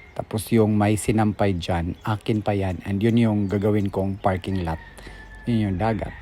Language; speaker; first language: Filipino; non-native, local second language; Cebuano